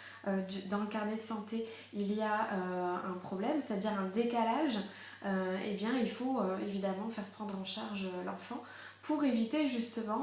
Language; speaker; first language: French; native; French